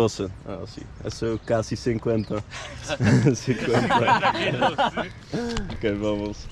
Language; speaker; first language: Spanish; non-native, learner; Dutch